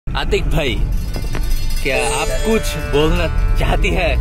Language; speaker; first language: Hindi; non-native, learner; Bangla